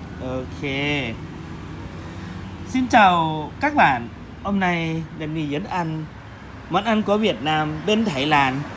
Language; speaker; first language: Vietnamese; early bilingual, heritage; Vietnamese